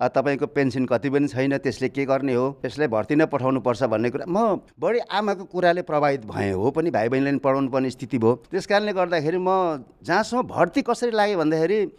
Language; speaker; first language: Nepali; non-native, local second language; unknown